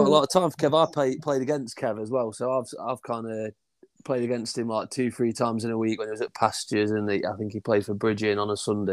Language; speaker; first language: English; native; English